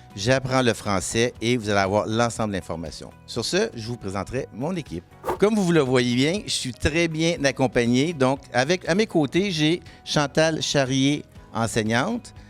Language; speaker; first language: French; native; French